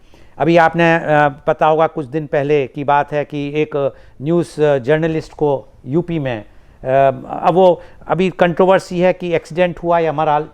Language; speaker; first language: Hindi; native; Hindi